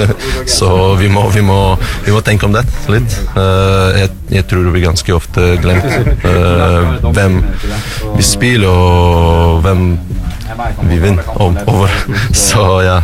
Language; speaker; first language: Norwegian; non-native, learner; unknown